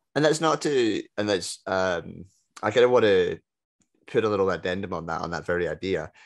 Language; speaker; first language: English; native; English